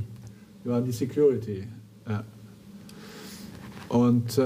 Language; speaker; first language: German; native; German